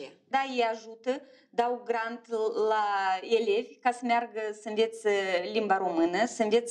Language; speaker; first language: Romanian; non-native, local second language; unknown